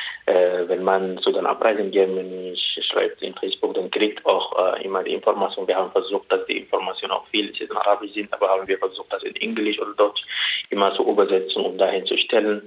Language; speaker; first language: German; non-native, learner; Arabic